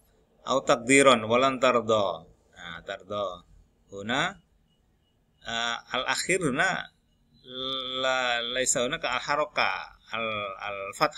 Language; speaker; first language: Arabic; non-native, learner; Indonesian